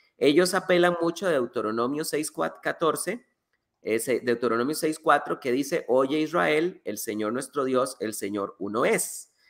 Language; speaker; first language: Spanish; native; Spanish